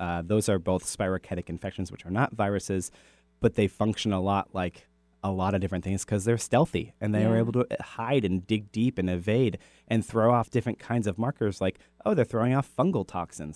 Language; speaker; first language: English; native; English